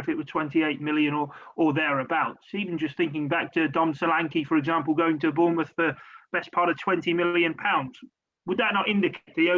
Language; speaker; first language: English; native; English